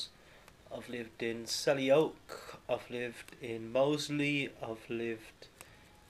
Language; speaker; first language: English; native; English